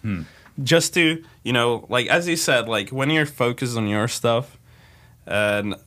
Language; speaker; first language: English; non-native, fluent; Slovak